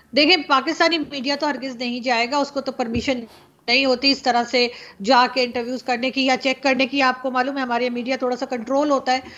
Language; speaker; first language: Urdu; native; Urdu